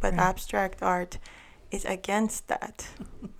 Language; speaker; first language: English; non-native, fluent; Armenian